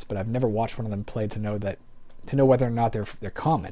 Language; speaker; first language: English; native; English